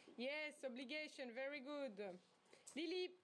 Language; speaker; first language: English; non-native, fluent; French